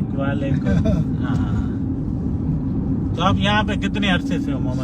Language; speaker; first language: Hindi; non-native, local second language; Sindhi